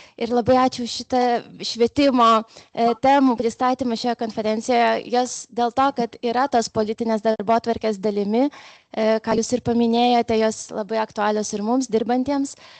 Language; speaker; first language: Lithuanian; non-native, local second language; Polish